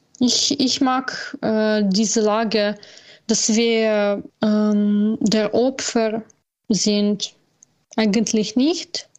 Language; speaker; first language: German; non-native, learner; Ukrainian